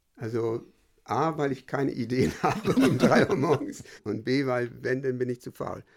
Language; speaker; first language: German; non-native, fluent; English